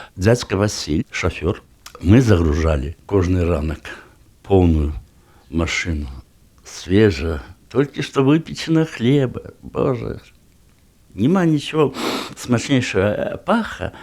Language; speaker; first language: Belarusian; native; Belarusian